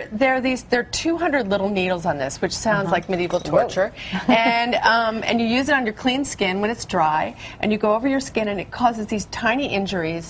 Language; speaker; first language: English; native; English